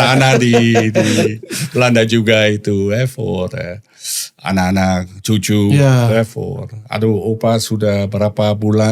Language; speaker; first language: Indonesian; non-native, learner; Dutch